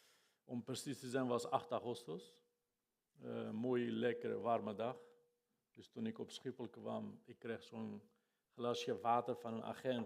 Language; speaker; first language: Dutch; non-native, fluent; Kurdish